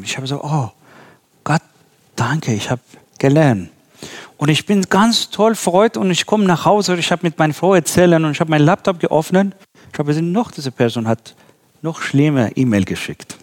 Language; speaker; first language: German; non-native, learner; Persian